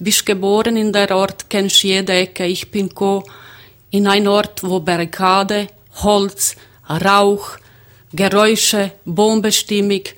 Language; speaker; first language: German; non-native, learner; Croatian